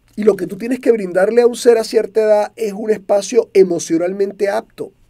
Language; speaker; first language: Spanish; native; Spanish